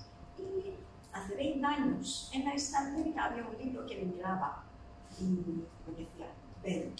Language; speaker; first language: Spanish; non-native, fluent; Turkish